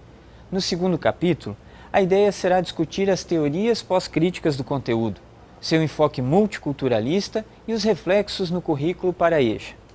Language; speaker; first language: Portuguese; native; Portuguese